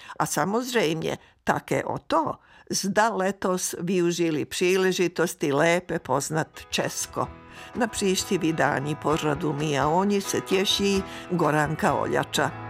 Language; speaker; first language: Czech; native; Czech